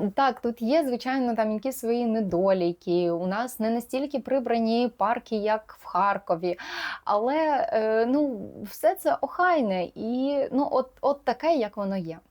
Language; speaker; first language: Ukrainian; non-native, local second language; Russian